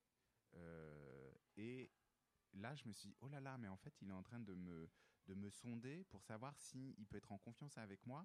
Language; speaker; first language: French; native; French